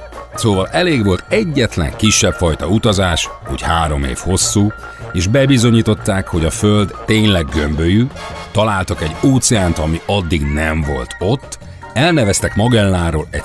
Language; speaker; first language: Hungarian; native; Hungarian